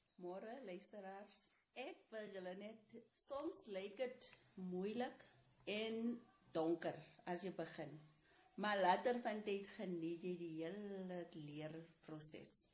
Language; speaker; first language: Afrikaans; non-native, local second language; Tswana